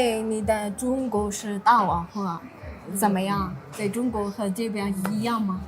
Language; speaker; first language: Chinese; non-native, learner; Amharic